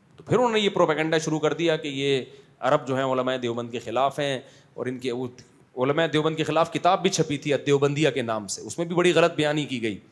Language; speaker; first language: Urdu; native; Urdu